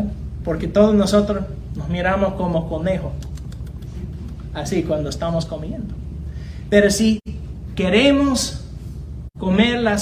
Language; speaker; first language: Spanish; non-native, fluent; English